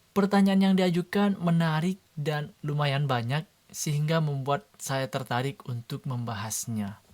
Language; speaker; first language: Indonesian; non-native, local second language; Madurese